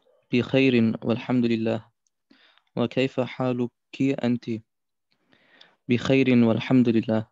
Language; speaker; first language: Arabic; non-native, learner; German